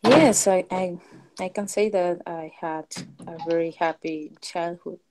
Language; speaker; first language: English; non-native, learner; Spanish